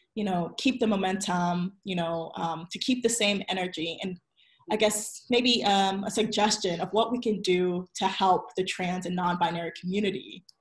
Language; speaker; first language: English; native; English